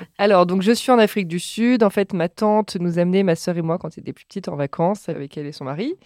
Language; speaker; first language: French; native; French